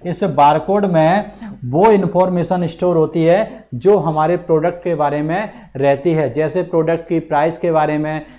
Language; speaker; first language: Hindi; native; Hindi